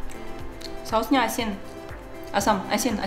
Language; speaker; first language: Indonesian; non-native, learner; Russian